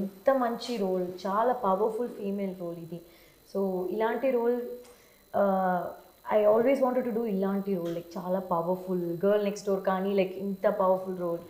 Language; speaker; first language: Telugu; non-native, learner; Tamil